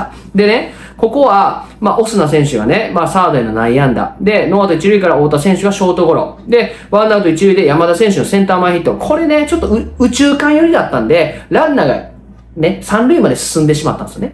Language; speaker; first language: Japanese; native; Japanese